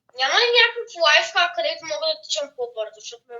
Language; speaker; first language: Bulgarian; native; Bulgarian